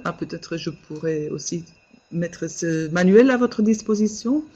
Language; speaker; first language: French; non-native, local second language; Dutch